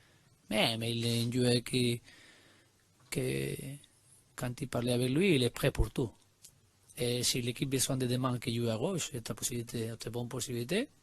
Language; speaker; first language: French; non-native, learner; Spanish